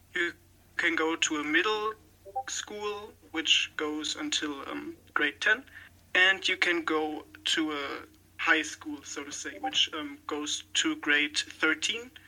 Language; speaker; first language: English; non-native, fluent; German